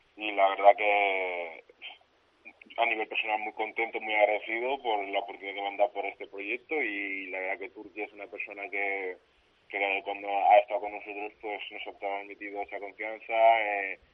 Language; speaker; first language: Spanish; native; Spanish